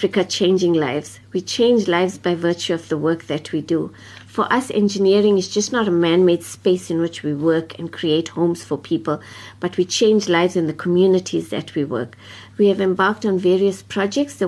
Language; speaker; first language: English; native; English